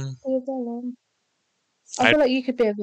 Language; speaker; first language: English; native; English